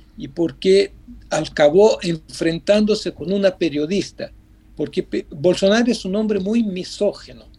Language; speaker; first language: Spanish; non-native, fluent; Portuguese